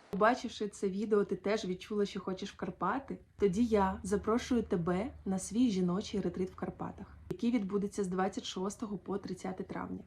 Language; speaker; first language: Ukrainian; native; Ukrainian